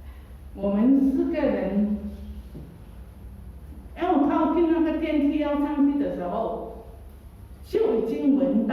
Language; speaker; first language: Chinese; early bilingual, heritage; Chinese